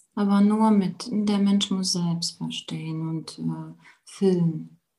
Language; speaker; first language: German; non-native, fluent; Latvian